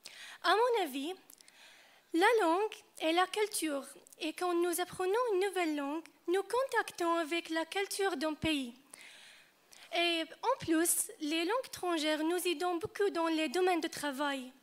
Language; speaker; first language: French; non-native, fluent; Arabic